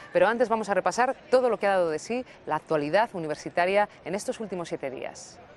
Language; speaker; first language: Spanish; native; Spanish